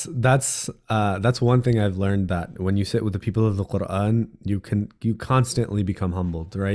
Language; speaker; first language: English; native; English